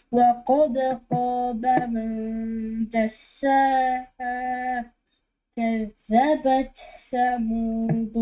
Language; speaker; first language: Arabic; non-native, learner; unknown